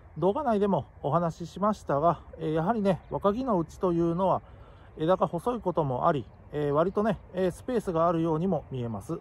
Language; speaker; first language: Japanese; native; Japanese